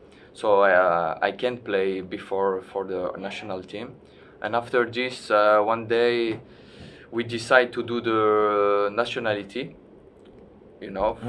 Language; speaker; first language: English; non-native, learner; French